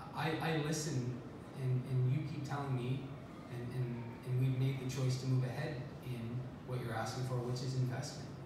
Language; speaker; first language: English; native; English